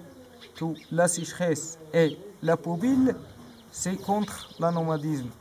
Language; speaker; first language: French; non-native, learner; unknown